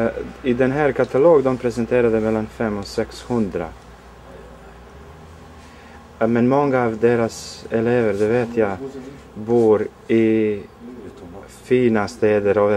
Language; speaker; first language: Swedish; non-native, fluent; Croatian